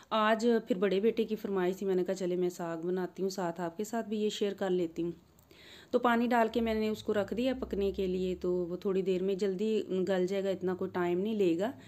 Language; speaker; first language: Urdu; non-native, local second language; Punjabi